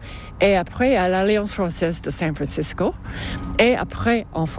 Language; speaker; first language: French; non-native, local second language; English